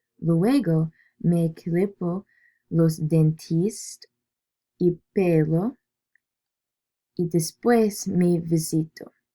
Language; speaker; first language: Spanish; non-native, learner; English